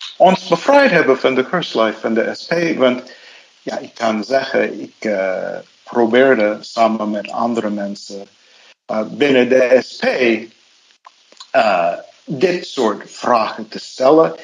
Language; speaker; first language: Dutch; non-native, fluent; English